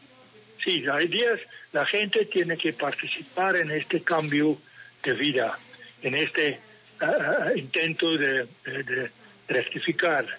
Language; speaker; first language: Spanish; non-native, fluent; English